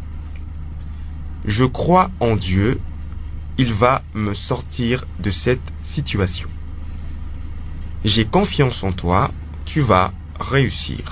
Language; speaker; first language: French; non-native, local second language; Lingala